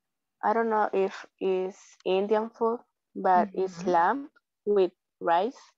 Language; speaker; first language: English; non-native, learner; Spanish